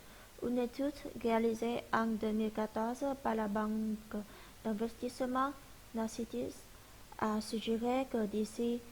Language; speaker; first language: French; non-native, learner; Vietnamese